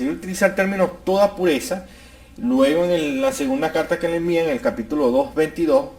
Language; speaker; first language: Spanish; native; Spanish